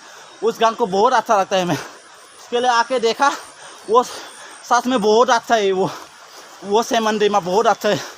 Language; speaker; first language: Hindi; non-native, local second language; Bodo